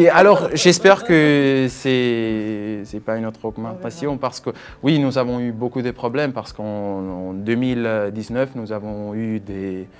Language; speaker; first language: French; non-native, fluent; Swiss German